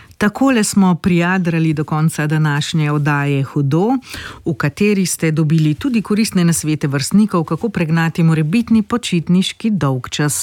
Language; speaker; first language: Slovenian; native; Slovenian